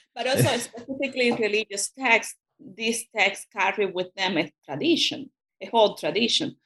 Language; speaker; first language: English; non-native, fluent; Spanish